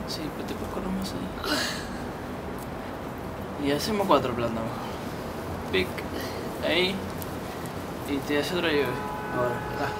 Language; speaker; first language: Spanish; native; Spanish